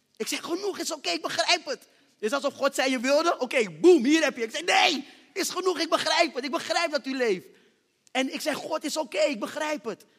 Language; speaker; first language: Dutch; early bilingual, other home language; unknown